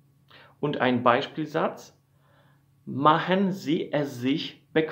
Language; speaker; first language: German; non-native, fluent; Polish